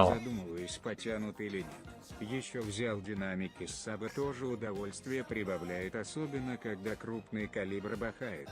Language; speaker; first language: Russian; native; Russian